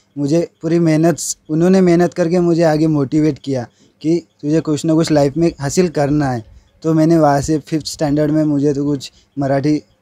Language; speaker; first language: Hindi; non-native, local second language; Marathi